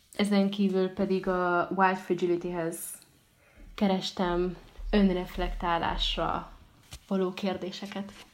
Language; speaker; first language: Hungarian; early bilingual, other home language; Arabic